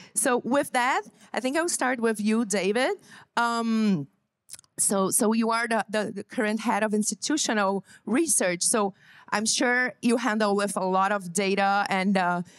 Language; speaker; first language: English; non-native, fluent; Portuguese